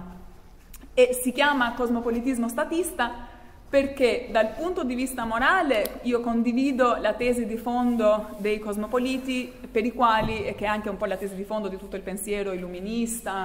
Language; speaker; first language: Italian; non-native, fluent; Albanian